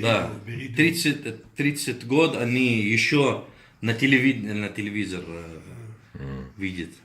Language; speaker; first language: Russian; non-native, learner; Arabic